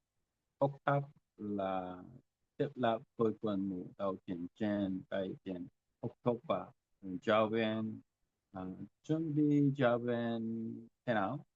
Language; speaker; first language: Vietnamese; non-native, learner; Korean